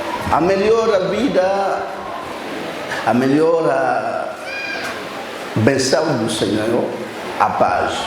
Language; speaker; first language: Portuguese; non-native, learner; Lingala